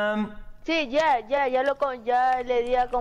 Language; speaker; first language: Spanish; native; Spanish